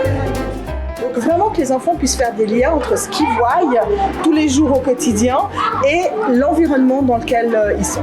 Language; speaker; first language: French; native; French